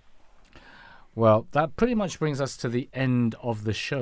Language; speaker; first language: English; non-native, local second language; Cantonese